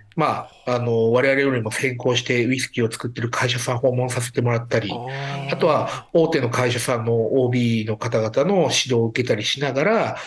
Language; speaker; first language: Japanese; native; Japanese